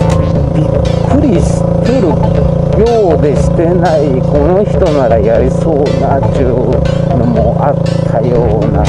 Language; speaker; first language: Japanese; native; Japanese